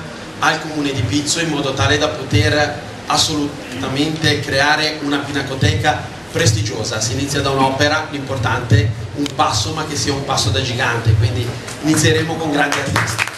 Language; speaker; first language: Italian; native; Italian